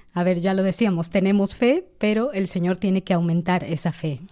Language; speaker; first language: Spanish; native; Spanish